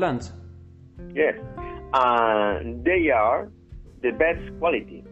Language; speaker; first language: English; non-native, learner; Spanish